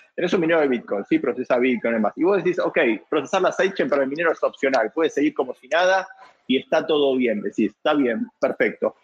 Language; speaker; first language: Spanish; native; Spanish